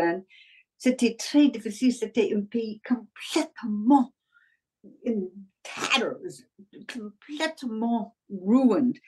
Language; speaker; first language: French; non-native, learner; English